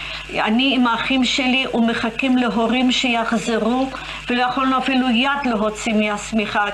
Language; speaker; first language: Hebrew; non-native, fluent; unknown